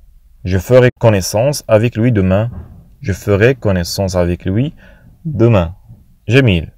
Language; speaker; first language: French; non-native, fluent; Arabic